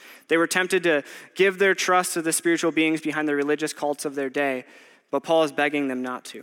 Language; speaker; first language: English; native; English